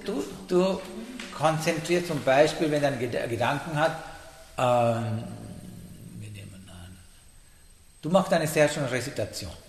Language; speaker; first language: German; non-native, fluent; Sinhala